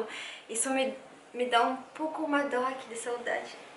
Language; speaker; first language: Portuguese; non-native, fluent; French